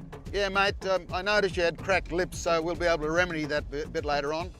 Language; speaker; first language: English; native; English